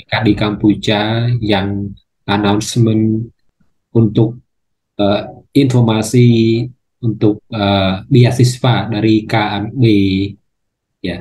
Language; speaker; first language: Indonesian; non-native, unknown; Khmer